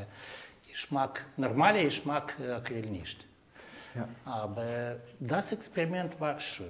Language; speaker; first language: German; non-native, learner; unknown